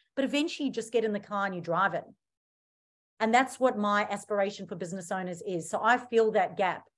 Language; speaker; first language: English; native; English